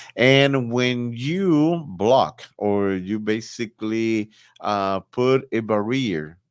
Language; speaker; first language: English; non-native, fluent; Spanish